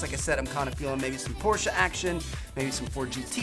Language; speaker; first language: English; native; English